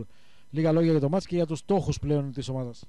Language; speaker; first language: Greek; native; Greek